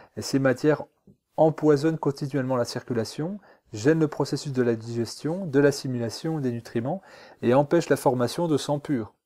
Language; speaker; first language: French; native; French